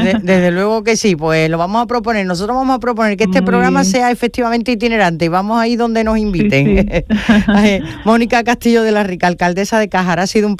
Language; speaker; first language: Spanish; native; Spanish